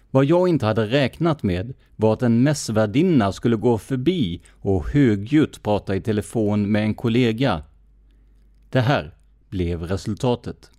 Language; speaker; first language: Swedish; native; Swedish